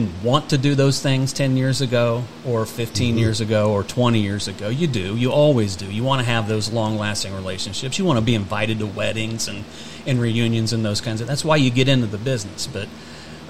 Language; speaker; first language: English; native; English